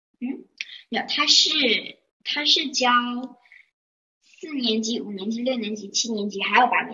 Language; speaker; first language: Chinese; early bilingual, heritage; Chinese